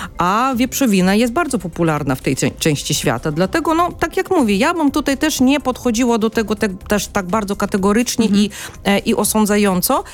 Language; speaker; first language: Polish; non-native, fluent; Russian